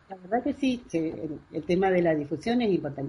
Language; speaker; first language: Spanish; native; Spanish